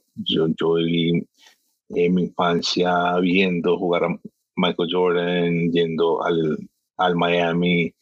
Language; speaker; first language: Spanish; early bilingual, heritage; Spanish